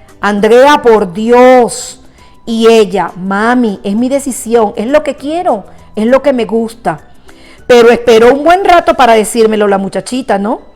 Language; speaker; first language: Spanish; native; Spanish